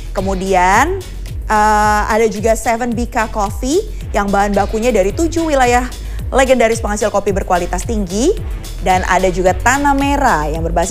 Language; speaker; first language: Indonesian; native; Indonesian